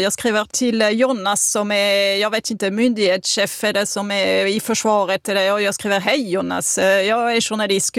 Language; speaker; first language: Swedish; non-native, fluent; French